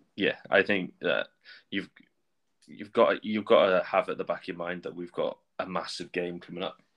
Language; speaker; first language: English; native; English